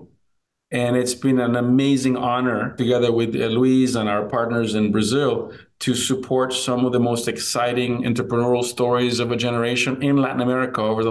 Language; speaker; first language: English; non-native, fluent; Spanish